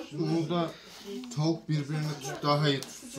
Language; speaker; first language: Turkish; native; Turkish